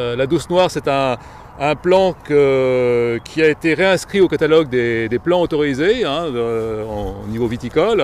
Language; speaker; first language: French; native; French